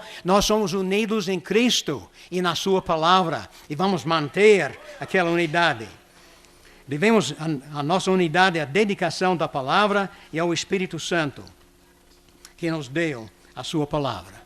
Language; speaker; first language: Portuguese; non-native, fluent; English